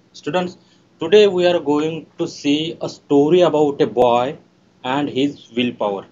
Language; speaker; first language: English; non-native, local second language; Marathi